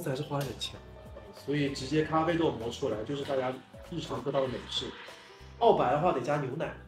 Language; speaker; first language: Chinese; native; Chinese